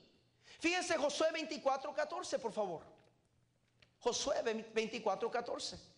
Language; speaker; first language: Spanish; native; Spanish